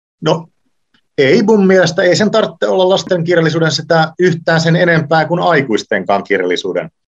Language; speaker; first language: Finnish; native; Finnish